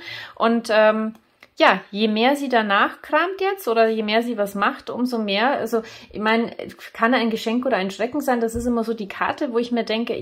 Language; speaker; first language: German; native; German